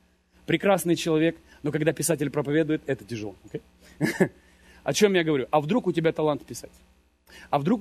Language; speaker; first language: Russian; native; Russian